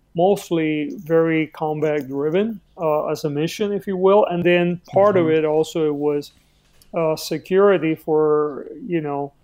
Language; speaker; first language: English; early bilingual, other home language; Spanish